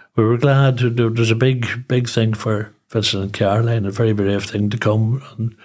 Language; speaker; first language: English; native; English